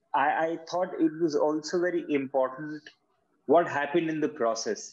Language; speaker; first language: English; non-native, local second language; Hindi